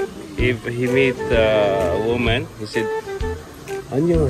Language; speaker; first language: English; non-native, learner; Filipino